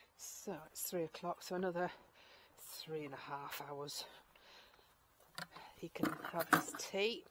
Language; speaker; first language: English; native; English